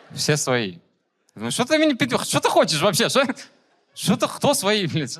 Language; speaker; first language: Ukrainian; non-native, local second language; Russian